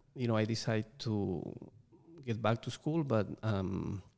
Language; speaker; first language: English; non-native, fluent; Spanish